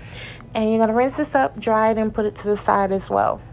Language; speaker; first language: English; native; English